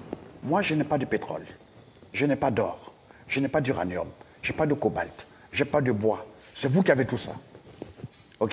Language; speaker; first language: French; non-native, local second language; Dyula